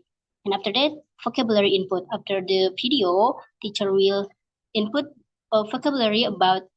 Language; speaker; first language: English; non-native, learner; Indonesian